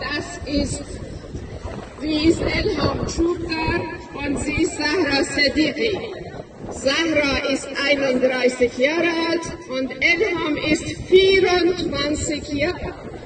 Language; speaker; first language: German; non-native, learner; Persian